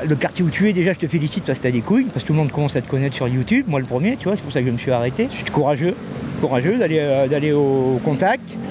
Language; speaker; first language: French; native; French